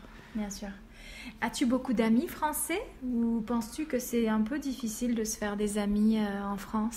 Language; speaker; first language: French; native; French